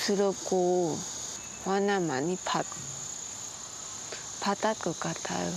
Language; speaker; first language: Korean; non-native, learner; Vietnamese